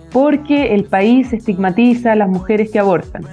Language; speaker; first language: Spanish; native; Spanish